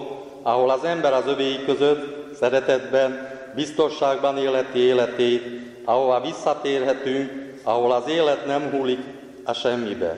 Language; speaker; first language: Hungarian; native; Hungarian